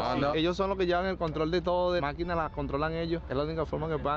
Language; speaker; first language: Spanish; native; Spanish